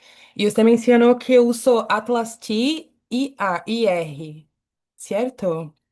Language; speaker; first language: Spanish; non-native, fluent; Portuguese